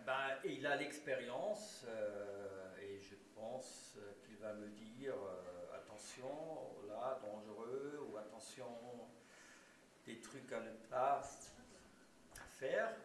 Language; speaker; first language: French; non-native, local second language; German